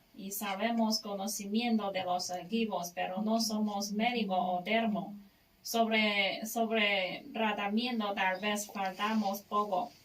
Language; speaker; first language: Spanish; non-native, learner; Chinese